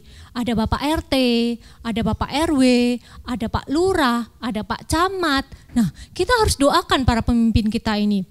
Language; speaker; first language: Indonesian; native; Indonesian